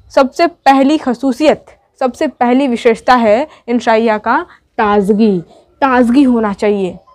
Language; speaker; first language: Hindi; native; Hindi